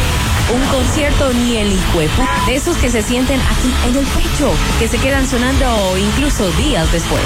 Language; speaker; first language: Spanish; native; Spanish